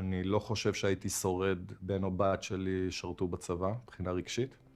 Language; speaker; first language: Hebrew; native; Hebrew